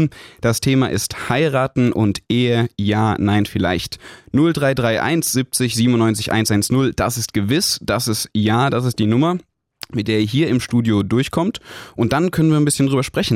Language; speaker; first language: German; native; German